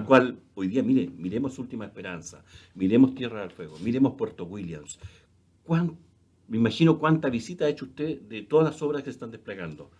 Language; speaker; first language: Spanish; native; Spanish